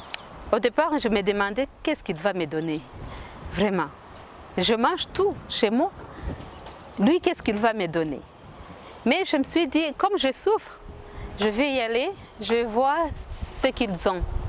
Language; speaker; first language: French; non-native, local second language; Kinyarwanda